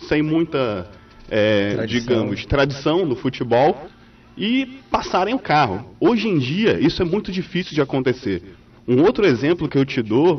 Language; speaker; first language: Portuguese; native; Portuguese